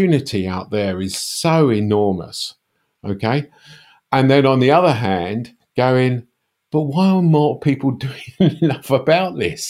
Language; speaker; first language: English; native; English